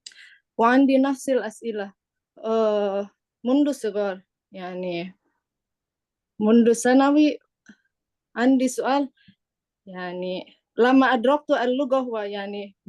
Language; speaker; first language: Arabic; non-native, learner; Indonesian